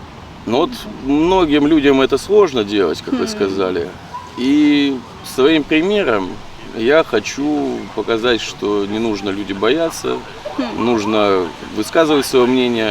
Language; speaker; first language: Russian; native; Russian